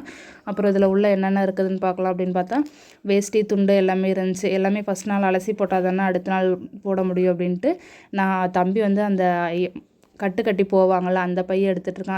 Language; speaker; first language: Tamil; native; Tamil